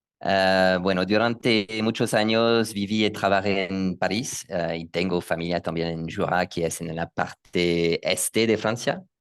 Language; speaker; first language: Spanish; non-native, learner; French